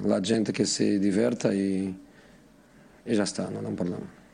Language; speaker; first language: Italian; non-native, fluent; Portuguese